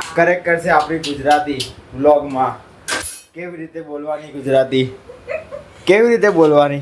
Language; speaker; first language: Gujarati; early bilingual, other home language; Hindi